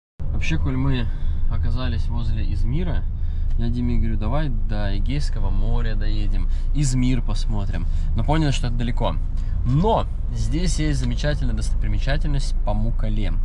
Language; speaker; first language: Russian; native; Russian